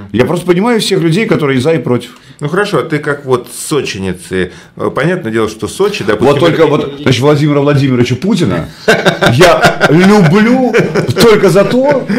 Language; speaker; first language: Russian; native; Russian